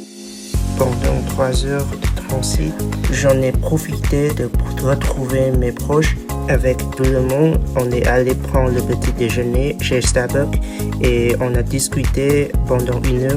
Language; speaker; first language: French; non-native, fluent; Vietnamese